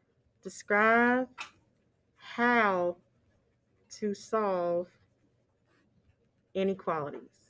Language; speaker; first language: English; native; English